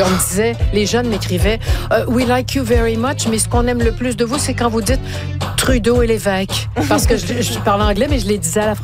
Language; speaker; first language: French; native; French